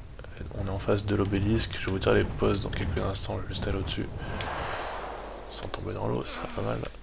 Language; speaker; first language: French; native; French